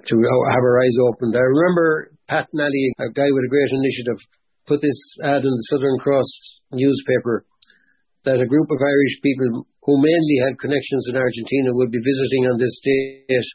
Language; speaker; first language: English; native; English